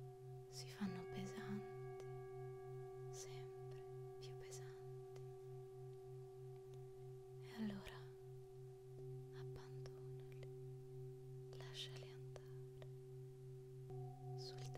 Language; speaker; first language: Italian; native; Italian